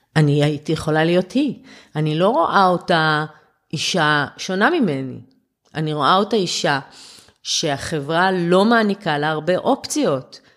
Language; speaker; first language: Hebrew; early bilingual, other home language; German